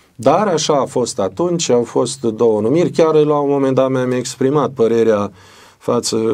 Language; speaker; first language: Romanian; native; Romanian